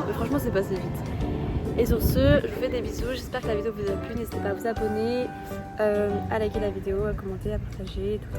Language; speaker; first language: French; native; French